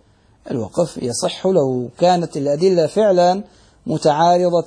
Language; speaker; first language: Arabic; native; Arabic